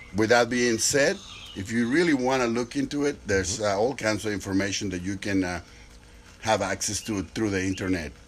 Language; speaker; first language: English; non-native, fluent; Spanish